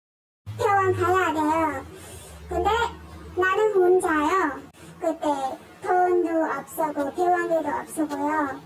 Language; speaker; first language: Korean; non-native, learner; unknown